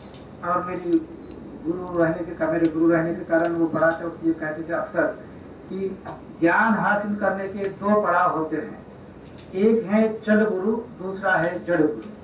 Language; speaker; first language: Hindi; native; Hindi